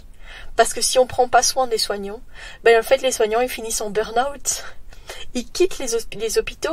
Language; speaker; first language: French; native; French